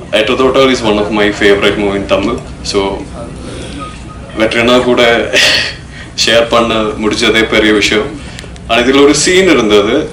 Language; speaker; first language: Tamil; non-native, learner; Malayalam